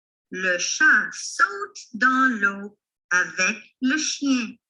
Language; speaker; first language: French; non-native, fluent; English